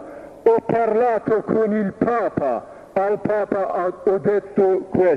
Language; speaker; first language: Italian; non-native, fluent; Turkish